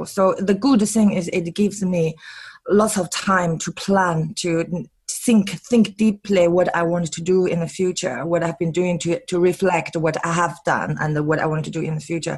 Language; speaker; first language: English; non-native, fluent; Chinese